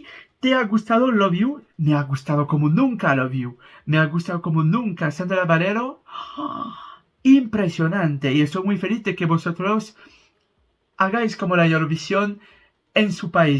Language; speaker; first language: Spanish; non-native, fluent; French